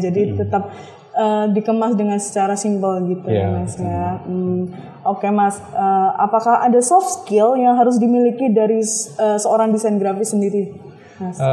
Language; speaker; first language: Indonesian; native; Indonesian